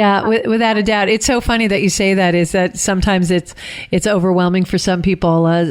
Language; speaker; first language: English; native; English